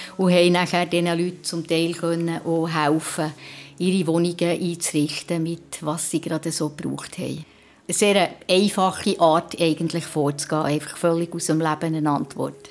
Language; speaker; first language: German; native; German